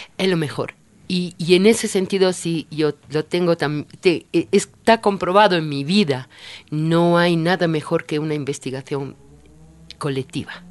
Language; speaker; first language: Spanish; non-native, fluent; Italian